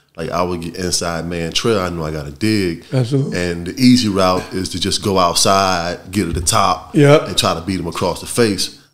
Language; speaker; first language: English; native; English